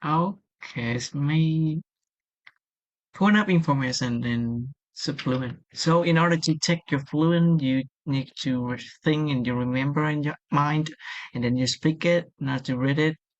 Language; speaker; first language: English; non-native, learner; Vietnamese